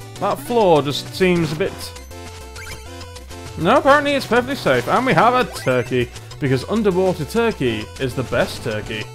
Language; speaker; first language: English; native; English